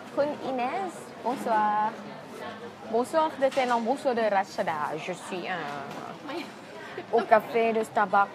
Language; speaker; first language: French; non-native, fluent; Thai